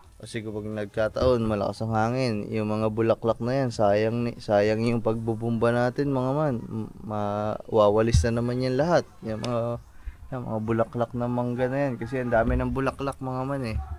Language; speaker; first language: Filipino; native; Filipino